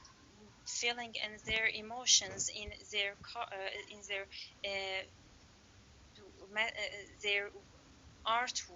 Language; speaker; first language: English; non-native, learner; Persian